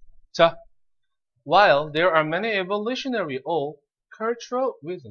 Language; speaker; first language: English; non-native, fluent; Korean